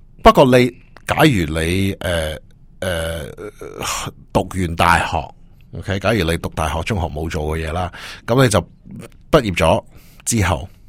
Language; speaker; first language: Cantonese; early bilingual, heritage; Cantonese